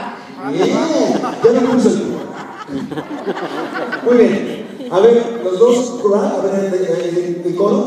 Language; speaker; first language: Spanish; native; Spanish